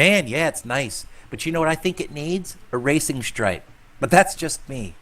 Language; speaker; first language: English; native; English